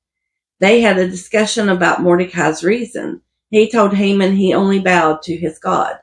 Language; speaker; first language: English; native; English